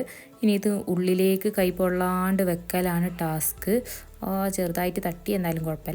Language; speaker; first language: Malayalam; native; Malayalam